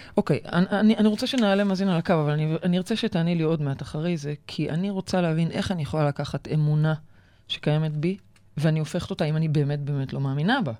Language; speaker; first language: Hebrew; native; Hebrew